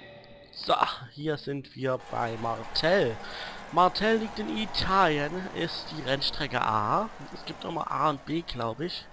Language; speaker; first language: German; native; German